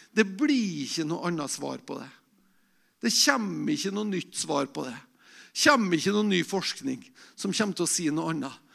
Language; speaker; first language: Norwegian; native; Norwegian